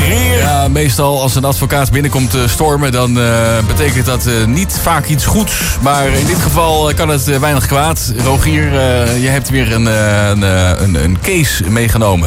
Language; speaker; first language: Dutch; native; Dutch